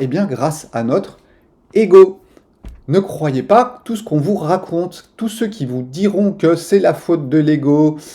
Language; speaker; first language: French; native; French